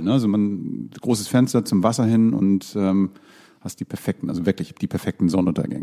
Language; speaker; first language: German; native; German